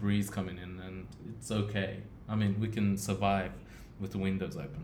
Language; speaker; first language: English; early bilingual, other home language; Japanese